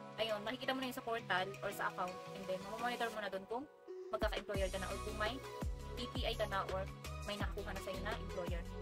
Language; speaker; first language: Filipino; native; Filipino